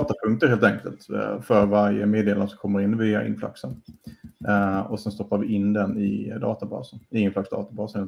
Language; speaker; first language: Swedish; native; Swedish